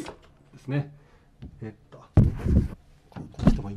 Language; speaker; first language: Japanese; native; Japanese